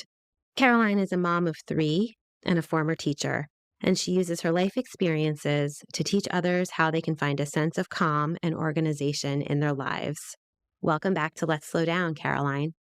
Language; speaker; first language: English; native; English